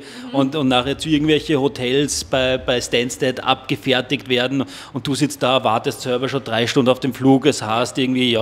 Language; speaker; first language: German; native; German